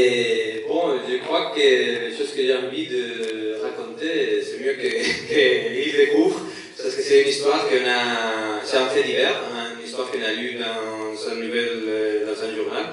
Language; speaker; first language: French; non-native, learner; Spanish